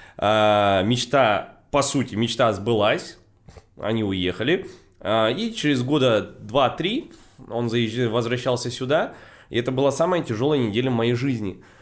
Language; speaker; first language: Russian; native; Russian